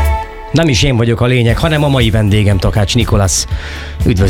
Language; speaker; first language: Hungarian; native; Hungarian